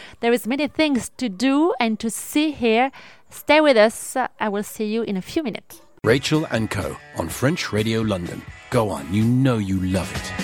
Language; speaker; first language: English; non-native, learner; French